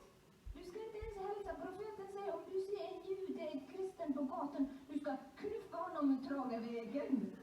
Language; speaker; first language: Swedish; non-native, fluent; Somali